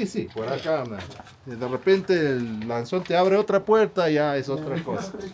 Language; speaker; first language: Spanish; native; Spanish